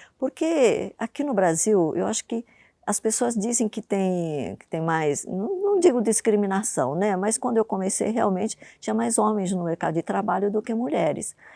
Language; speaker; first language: Portuguese; early bilingual, other home language; Japanese